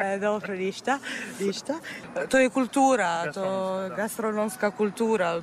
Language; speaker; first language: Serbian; non-native, fluent; Italian